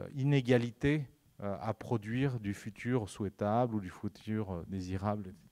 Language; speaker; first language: French; non-native, fluent; Spanish